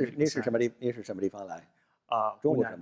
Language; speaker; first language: Chinese; non-native, fluent; English